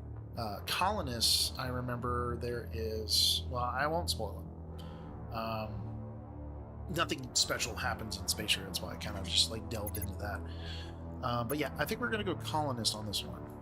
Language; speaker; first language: English; native; English